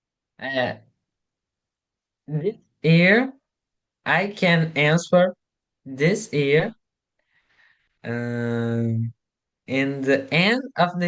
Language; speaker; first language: English; non-native, learner; Portuguese